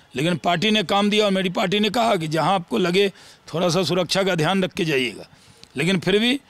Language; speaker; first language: Hindi; native; Hindi